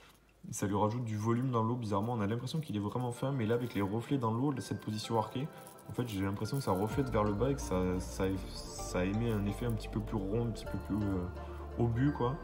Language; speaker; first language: French; native; French